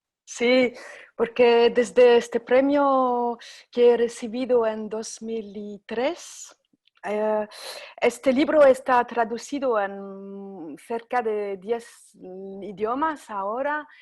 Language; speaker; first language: Spanish; non-native, fluent; French